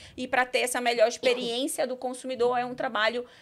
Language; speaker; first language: Portuguese; native; Portuguese